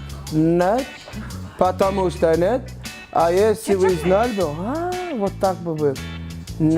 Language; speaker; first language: Russian; non-native, local second language; Turkmen